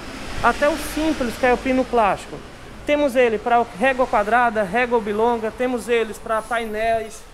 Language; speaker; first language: Portuguese; native; Portuguese